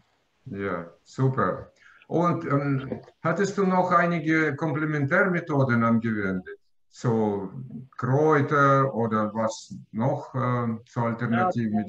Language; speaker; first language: German; non-native, learner; Russian